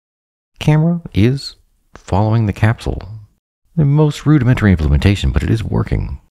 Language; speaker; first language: English; native; English